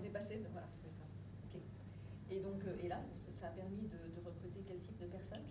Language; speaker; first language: French; native; French